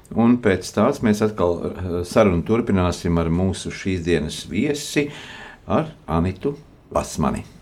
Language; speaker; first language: Latvian; native; Latvian